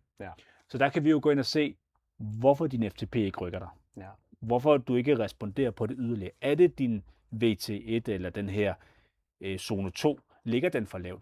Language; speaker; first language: Danish; native; Danish